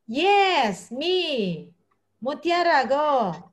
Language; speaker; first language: English; non-native, fluent; Indonesian